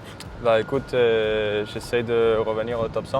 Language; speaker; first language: French; native; French